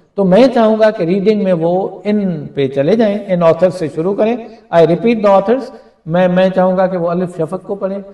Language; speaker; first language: Urdu; non-native, local second language; Sindhi